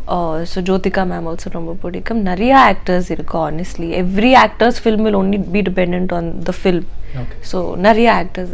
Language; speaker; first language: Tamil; non-native, learner; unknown